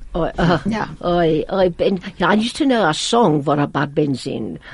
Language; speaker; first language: English; non-native, fluent; Latvian